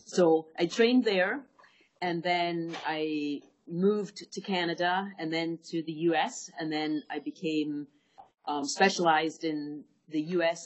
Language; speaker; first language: English; native; English